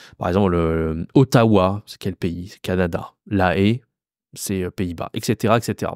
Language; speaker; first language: French; native; French